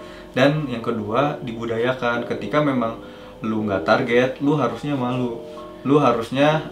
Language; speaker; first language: Indonesian; native; Indonesian